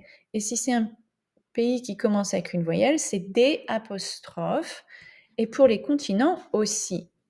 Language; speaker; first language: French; non-native, fluent; English